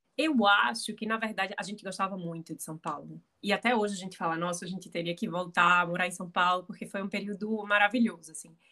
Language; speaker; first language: Portuguese; native; Portuguese